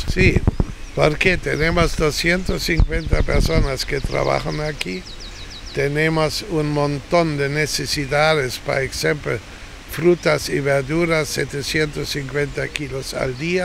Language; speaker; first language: Spanish; non-native, fluent; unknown